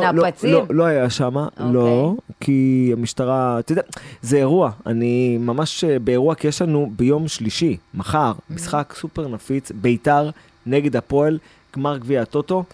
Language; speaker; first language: Hebrew; native; Hebrew